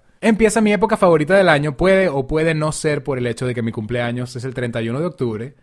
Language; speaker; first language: Spanish; native; Spanish